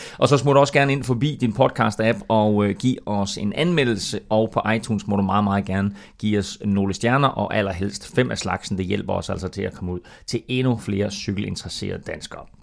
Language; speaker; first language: Danish; native; Danish